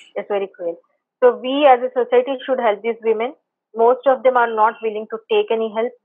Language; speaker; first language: English; non-native, local second language; Telugu